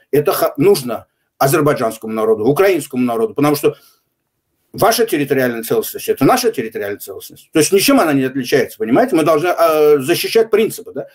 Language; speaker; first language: Russian; non-native, local second language; Azerbaijani